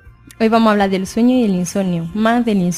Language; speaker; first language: Spanish; native; Spanish